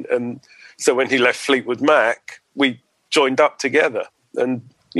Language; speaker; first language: English; native; English